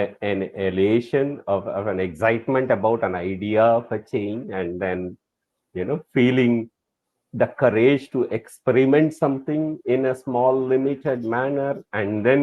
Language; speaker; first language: English; non-native, local second language; Tamil